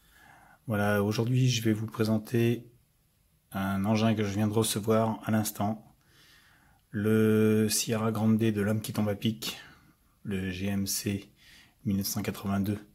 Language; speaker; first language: French; native; French